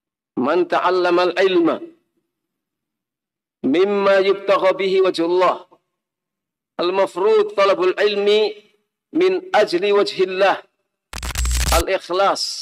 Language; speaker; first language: Arabic; non-native, fluent; Indonesian